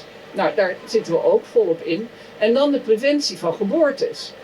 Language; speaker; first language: Dutch; native; Dutch